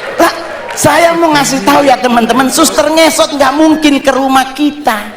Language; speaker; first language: Indonesian; native; Indonesian